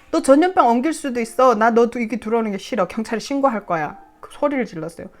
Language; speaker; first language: Korean; native; Korean